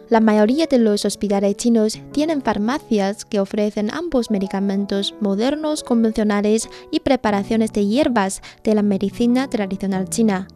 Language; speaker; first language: Spanish; non-native, fluent; Chinese